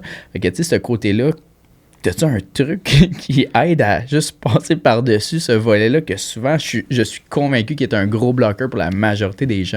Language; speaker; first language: French; native; French